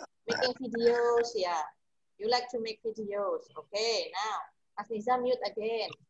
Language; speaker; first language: English; non-native, fluent; Indonesian